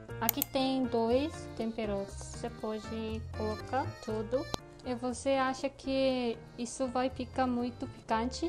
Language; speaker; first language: Portuguese; non-native, learner; Korean